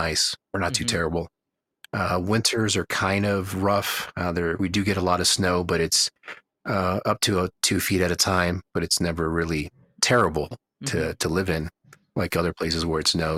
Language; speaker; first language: English; native; English